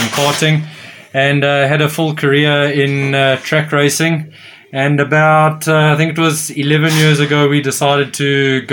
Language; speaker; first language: English; native; English